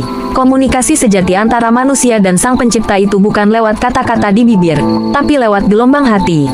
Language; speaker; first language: Indonesian; native; Indonesian